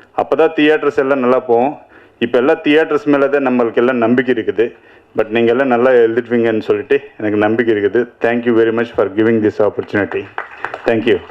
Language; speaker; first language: Tamil; non-native, learner; Telugu